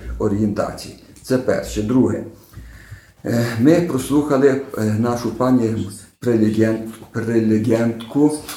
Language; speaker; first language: Ukrainian; native; Ukrainian